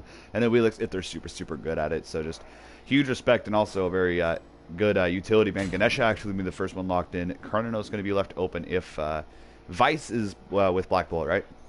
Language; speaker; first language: English; native; English